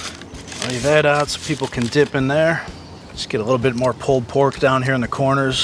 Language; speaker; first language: English; native; English